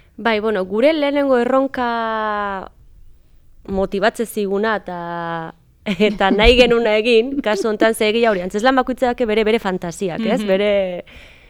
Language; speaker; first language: Basque; native; Basque